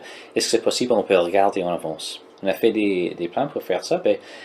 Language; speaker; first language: French; non-native, learner; English